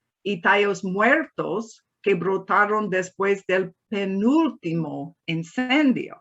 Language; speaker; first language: Spanish; non-native, fluent; English